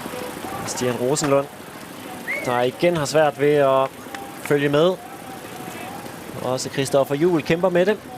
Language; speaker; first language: Danish; native; Danish